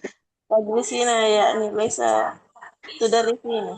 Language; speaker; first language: Arabic; non-native, learner; Indonesian